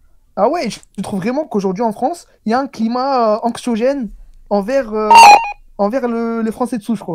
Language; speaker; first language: French; native; French